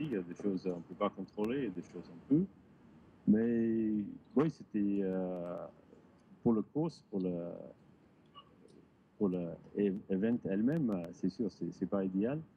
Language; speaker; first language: French; non-native, learner; English